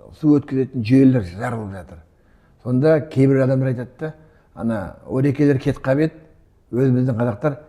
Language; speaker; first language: Kazakh; non-native, local second language; Russian